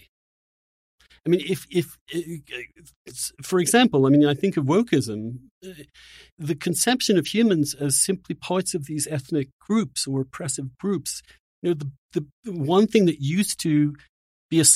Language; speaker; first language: English; native; English